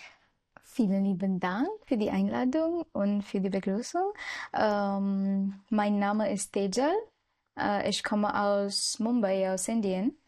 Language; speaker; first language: German; non-native, learner; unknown